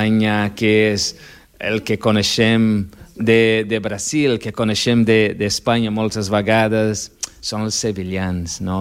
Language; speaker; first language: Catalan; non-native, fluent; Portuguese